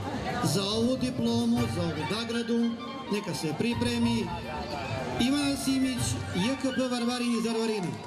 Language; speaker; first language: Bosnian; native; Bosnian